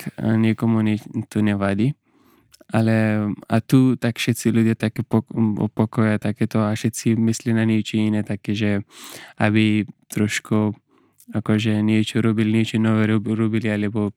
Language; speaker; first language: Slovak; non-native, learner; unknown